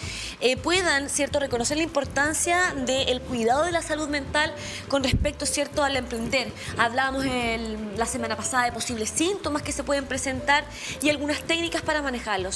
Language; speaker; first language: Spanish; native; Spanish